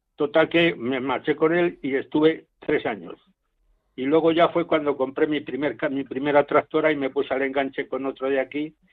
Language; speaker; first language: Spanish; native; Spanish